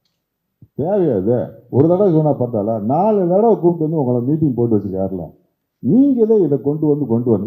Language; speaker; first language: Tamil; native; Tamil